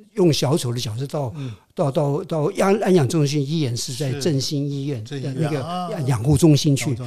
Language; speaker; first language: Chinese; non-native, local second language; Min Nan Chinese